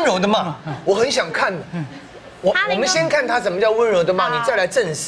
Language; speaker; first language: Chinese; native; Chinese